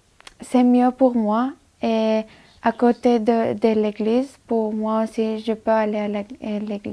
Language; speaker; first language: French; non-native, learner; Armenian